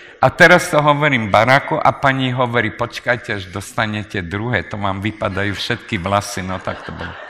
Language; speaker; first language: Slovak; non-native, local second language; Hungarian